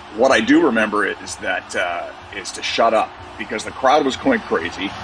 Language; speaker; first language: English; native; English